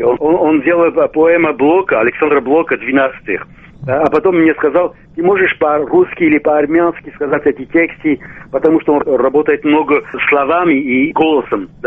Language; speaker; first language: Russian; non-native, local second language; Armenian